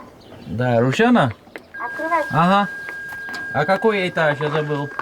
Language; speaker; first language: Russian; non-native, fluent; Dutch